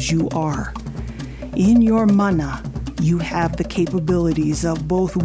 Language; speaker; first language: English; native; English